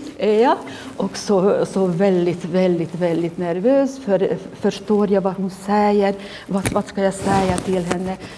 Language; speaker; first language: Swedish; non-native, fluent; Hungarian